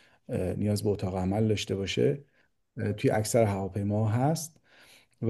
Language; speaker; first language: Persian; native; Persian